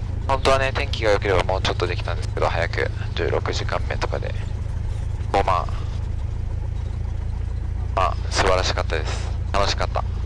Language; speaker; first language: Japanese; native; Japanese